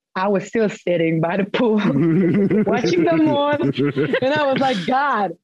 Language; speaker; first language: English; non-native, fluent; Romanian